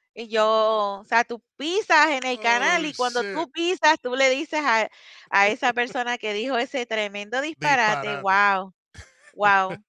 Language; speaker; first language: Spanish; non-native, local second language; English